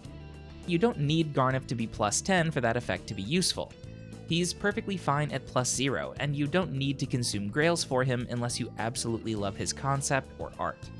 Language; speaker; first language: English; native; English